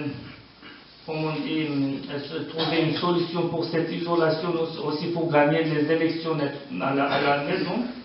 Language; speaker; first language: French; non-native, learner; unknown